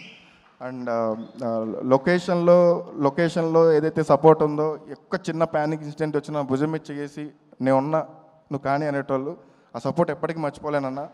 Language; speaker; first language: Telugu; native; Telugu